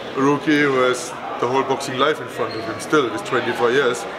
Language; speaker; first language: English; non-native, fluent; German